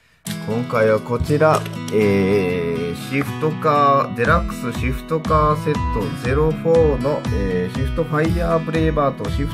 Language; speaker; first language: Japanese; native; Japanese